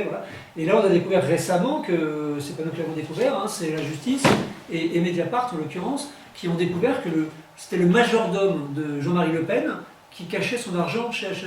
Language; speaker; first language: French; native; French